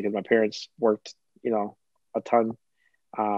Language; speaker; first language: English; early bilingual, other home language; Kabuverdianu